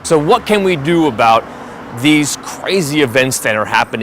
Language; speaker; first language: English; native; English